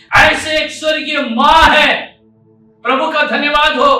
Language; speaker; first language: Hindi; non-native, local second language; Marathi